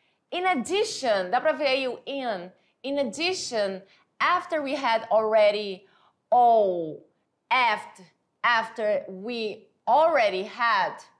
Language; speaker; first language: English; non-native, fluent; Portuguese